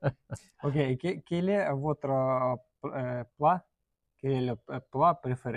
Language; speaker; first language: French; non-native, learner; Russian